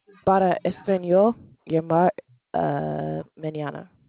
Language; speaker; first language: Spanish; non-native, learner; English